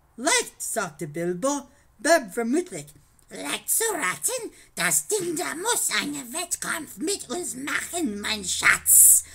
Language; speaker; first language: German; non-native, learner; English